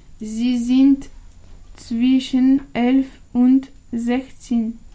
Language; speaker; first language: German; non-native, learner; French